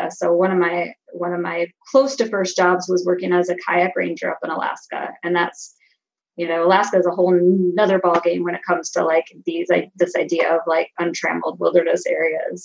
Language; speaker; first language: English; native; English